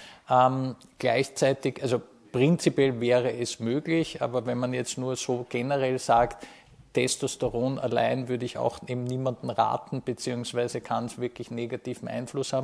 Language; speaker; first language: German; native; German